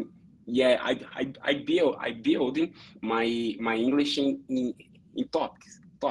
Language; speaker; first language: English; non-native, learner; Portuguese